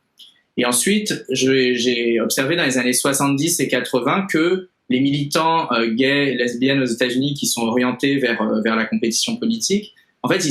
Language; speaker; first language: French; native; French